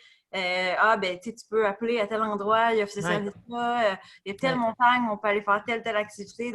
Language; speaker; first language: French; native; French